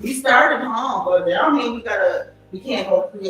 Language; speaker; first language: English; native; English